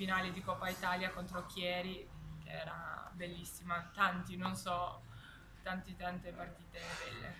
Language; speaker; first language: Italian; non-native, learner; Albanian